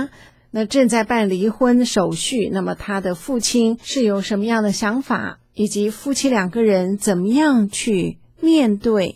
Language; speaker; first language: Chinese; native; Chinese